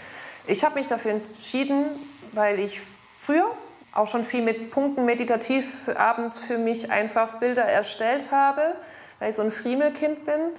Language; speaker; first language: German; native; German